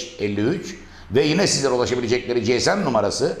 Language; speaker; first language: Turkish; native; Turkish